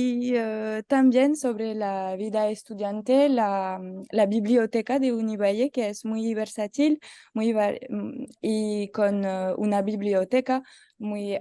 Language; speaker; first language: Spanish; non-native, learner; French